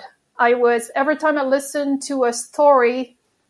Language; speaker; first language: English; non-native, fluent; French